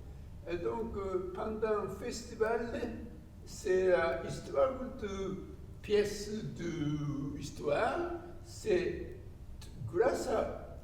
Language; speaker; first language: French; non-native, learner; Japanese